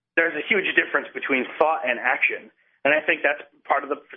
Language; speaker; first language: English; non-native, fluent; Dutch